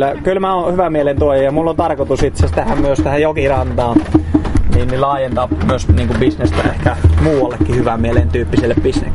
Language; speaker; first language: Finnish; native; Finnish